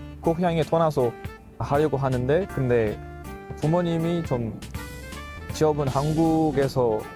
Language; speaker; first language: Korean; non-native, fluent; Uzbek